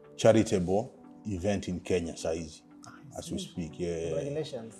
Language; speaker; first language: Swahili; native; Swahili